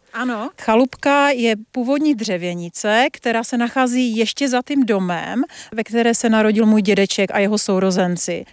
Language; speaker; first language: Czech; native; Czech